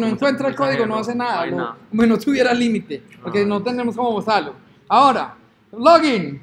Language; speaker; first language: Spanish; native; Spanish